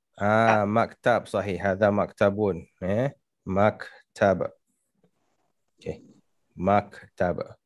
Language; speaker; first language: Arabic; non-native, fluent; Malay